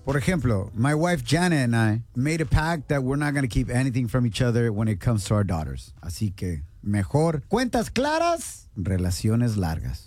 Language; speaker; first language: English; early bilingual, other home language; Spanish